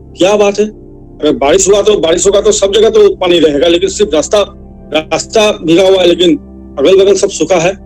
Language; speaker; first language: Hindi; non-native, local second language; Assamese